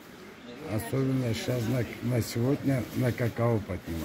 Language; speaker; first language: Russian; non-native, local second language; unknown